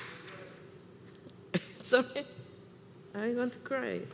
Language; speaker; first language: English; non-native, fluent; Spanish